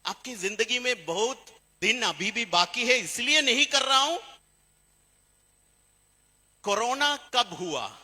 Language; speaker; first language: Hindi; non-native, local second language; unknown